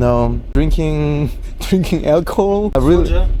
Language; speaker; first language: English; non-native, learner; Korean